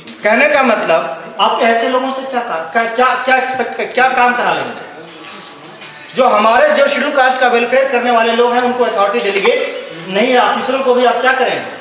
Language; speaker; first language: Hindi; native; Hindi